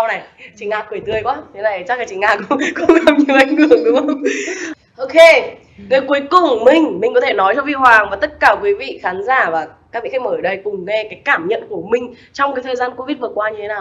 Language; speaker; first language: Vietnamese; native; Vietnamese